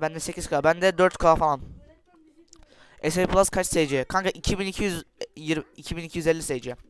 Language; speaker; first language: Turkish; native; Turkish